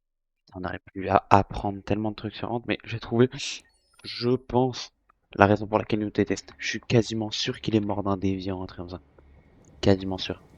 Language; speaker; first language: French; native; French